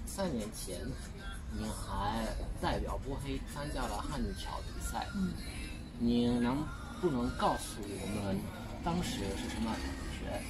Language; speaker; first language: Chinese; non-native, learner; Bosnian